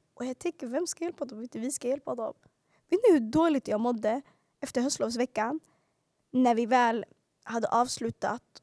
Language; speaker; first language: Swedish; early bilingual, other home language; Arabic